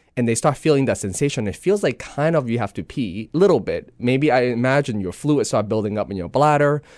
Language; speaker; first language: English; non-native, local second language; Cantonese